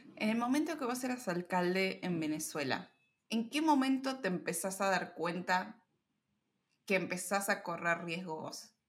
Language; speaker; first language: Spanish; native; Spanish